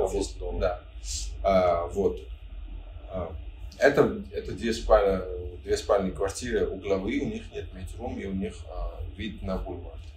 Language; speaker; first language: Russian; non-native, fluent; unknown